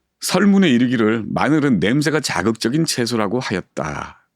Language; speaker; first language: Korean; native; Korean